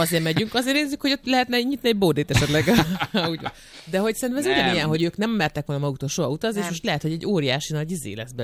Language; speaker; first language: Hungarian; native; Hungarian